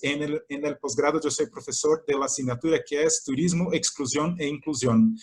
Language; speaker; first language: Spanish; non-native, fluent; Portuguese